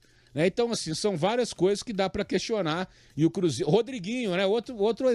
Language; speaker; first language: Portuguese; native; Portuguese